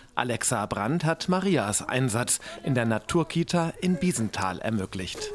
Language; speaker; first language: German; native; German